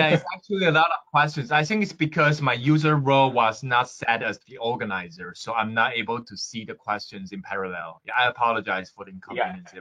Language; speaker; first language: English; non-native, fluent; Chinese